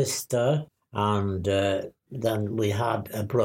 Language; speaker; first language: English; native; English